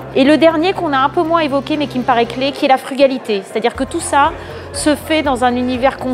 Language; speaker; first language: French; native; French